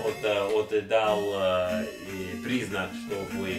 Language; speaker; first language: Russian; non-native, learner; English